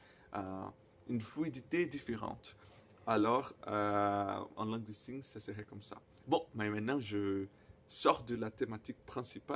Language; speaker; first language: French; non-native, fluent; Portuguese